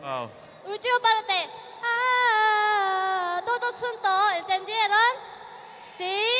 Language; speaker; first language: Spanish; non-native, learner; Korean